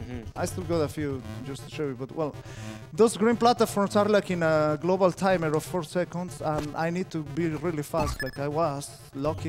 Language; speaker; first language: English; non-native, fluent; Spanish